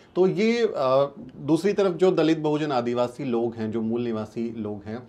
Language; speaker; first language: Hindi; native; Hindi